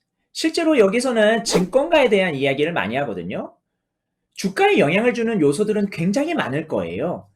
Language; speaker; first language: Korean; native; Korean